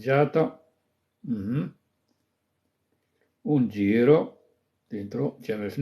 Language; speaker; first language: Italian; non-native, fluent; Arabic